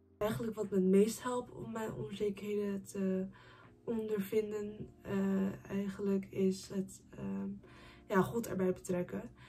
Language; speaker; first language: Dutch; early bilingual, other home language; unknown